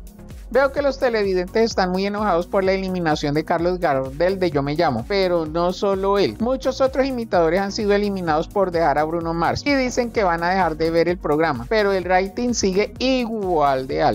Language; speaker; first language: Spanish; native; Spanish